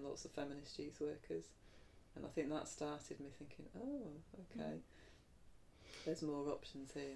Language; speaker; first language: English; native; English